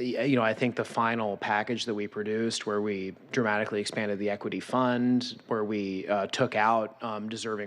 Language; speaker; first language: English; native; English